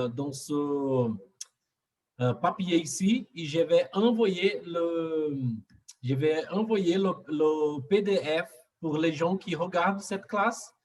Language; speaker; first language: French; non-native, fluent; Portuguese